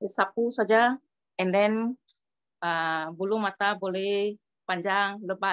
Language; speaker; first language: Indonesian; non-native, local second language; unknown